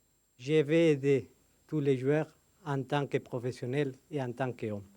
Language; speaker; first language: French; non-native, fluent; Spanish